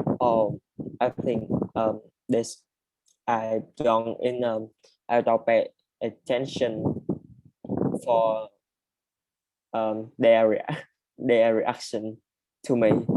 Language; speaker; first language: English; non-native, learner; Vietnamese